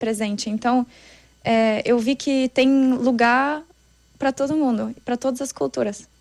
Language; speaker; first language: Portuguese; non-native, fluent; German